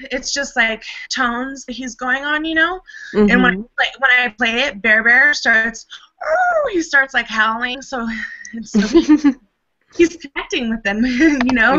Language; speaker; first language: English; native; English